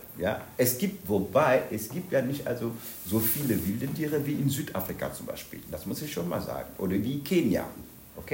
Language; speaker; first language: German; non-native, fluent; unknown